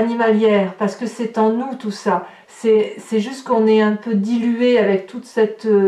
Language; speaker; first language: French; native; French